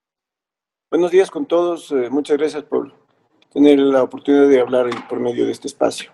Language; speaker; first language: Spanish; native; Spanish